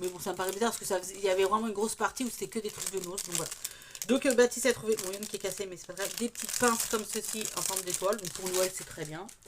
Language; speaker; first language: French; native; French